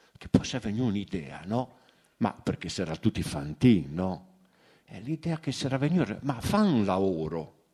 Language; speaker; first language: Italian; native; Italian